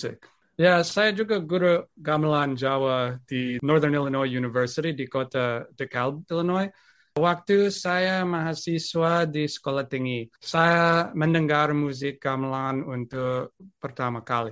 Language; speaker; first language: Indonesian; non-native, fluent; English